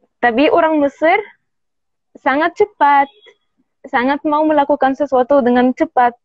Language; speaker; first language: Indonesian; non-native, learner; Arabic